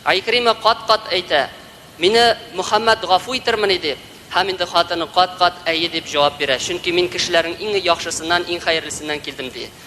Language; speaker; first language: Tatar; native; Tatar